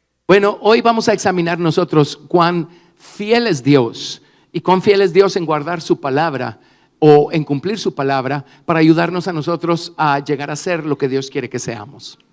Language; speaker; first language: Spanish; native; Spanish